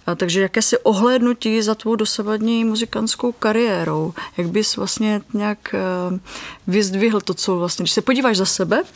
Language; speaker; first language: Czech; native; Czech